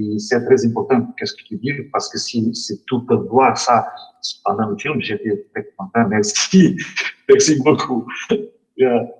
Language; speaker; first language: French; non-native, learner; Portuguese